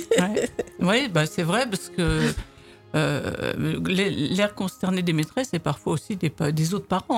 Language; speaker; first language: French; native; French